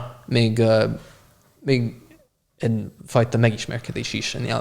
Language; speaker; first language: Hungarian; non-native, fluent; English